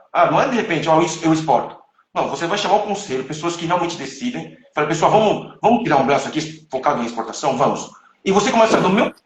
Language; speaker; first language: Portuguese; non-native, fluent; Chinese